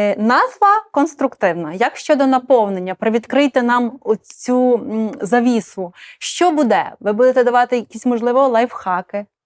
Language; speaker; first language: Ukrainian; native; Ukrainian